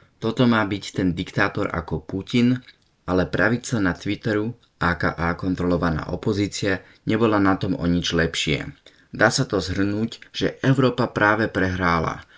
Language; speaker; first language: Slovak; early bilingual, heritage; Slovak